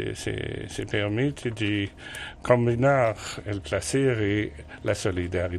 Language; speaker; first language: Spanish; non-native, learner; French